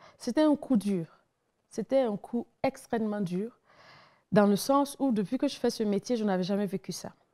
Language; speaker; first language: French; non-native, local second language; Mossi